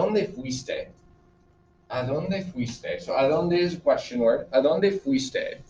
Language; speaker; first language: Spanish; non-native, fluent; English